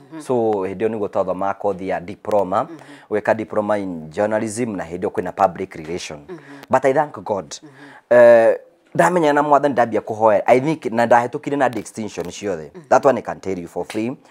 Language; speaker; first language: Kikuyu; native; Kikuyu